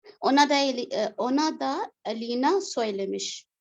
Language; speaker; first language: Turkish; non-native, learner; Urdu